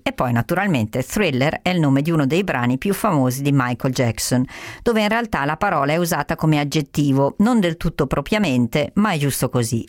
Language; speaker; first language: Italian; native; Italian